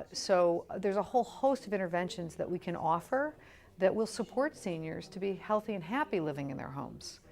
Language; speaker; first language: English; native; English